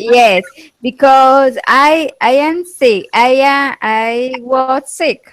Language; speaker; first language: English; non-native, learner; Spanish